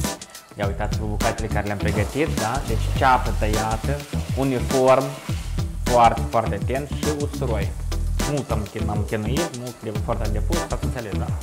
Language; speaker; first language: Romanian; native; Romanian